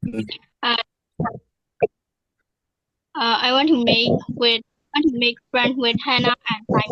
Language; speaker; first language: English; non-native, learner; Burmese